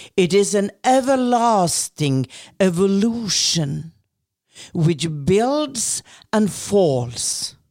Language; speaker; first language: English; non-native, fluent; Norwegian